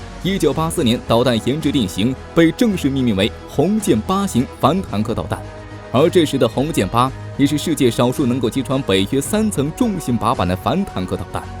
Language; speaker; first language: Chinese; native; Chinese